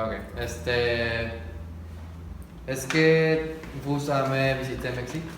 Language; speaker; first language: French; non-native, learner; Spanish